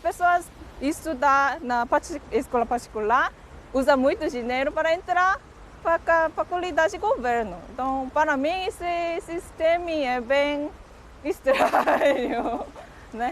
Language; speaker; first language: Portuguese; non-native, learner; Korean